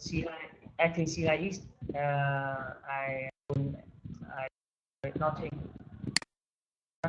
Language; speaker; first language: English; non-native, learner; Vietnamese